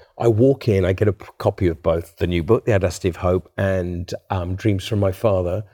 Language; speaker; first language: English; native; English